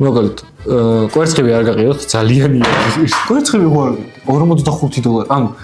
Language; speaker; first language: Georgian; native; Georgian